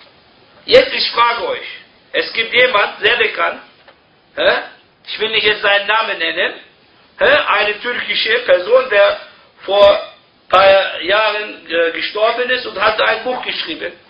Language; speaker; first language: German; non-native, fluent; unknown